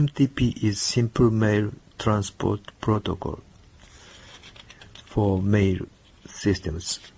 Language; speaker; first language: English; non-native, learner; Japanese